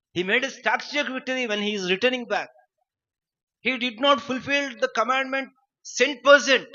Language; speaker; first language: English; non-native, local second language; Telugu